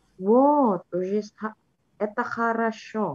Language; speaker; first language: Russian; non-native, fluent; Indonesian